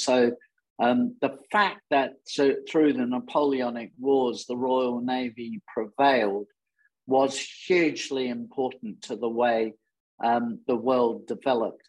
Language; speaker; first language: English; native; English